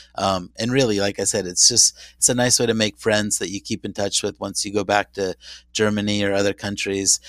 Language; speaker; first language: English; native; English